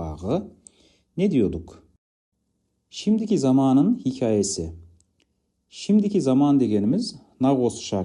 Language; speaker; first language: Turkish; non-native, fluent; Kazakh